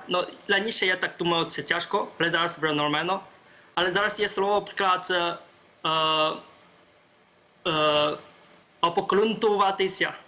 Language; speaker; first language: Ukrainian; non-native, learner; Chinese